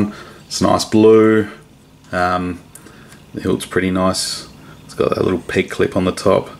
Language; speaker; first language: English; native; English